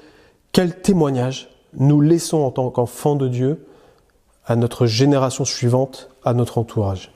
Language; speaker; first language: French; native; French